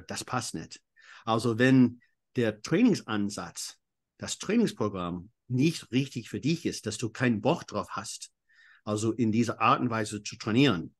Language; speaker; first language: German; non-native, fluent; English